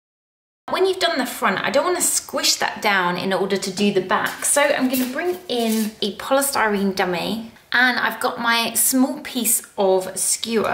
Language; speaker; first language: English; native; English